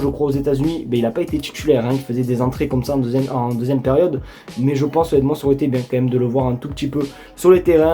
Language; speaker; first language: French; native; French